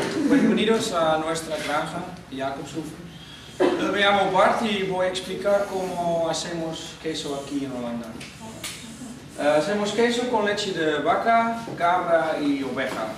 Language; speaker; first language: Spanish; non-native, fluent; Dutch